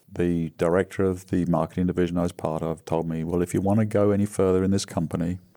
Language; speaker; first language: English; native; English